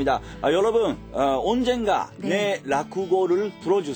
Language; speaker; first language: Korean; early bilingual, heritage; Japanese